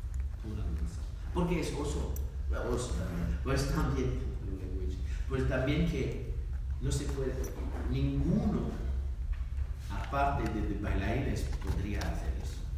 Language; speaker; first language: Spanish; non-native, learner; French